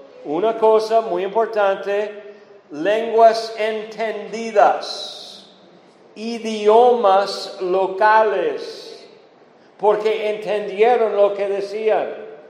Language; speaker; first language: Spanish; non-native, fluent; English